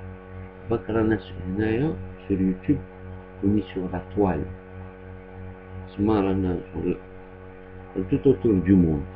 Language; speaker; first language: French; non-native, local second language; Arabic